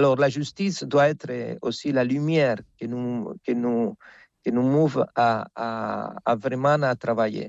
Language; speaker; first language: French; non-native, fluent; Spanish